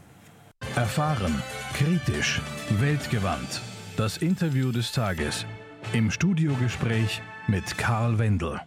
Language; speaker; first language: German; native; German